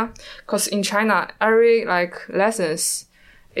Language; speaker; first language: English; non-native, learner; Chinese